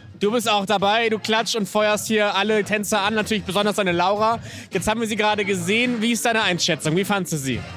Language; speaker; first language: German; native; German